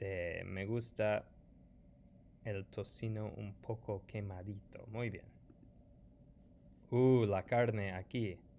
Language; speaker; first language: Spanish; non-native, fluent; English